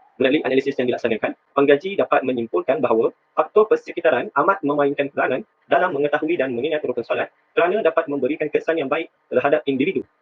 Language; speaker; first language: Malay; native; Malay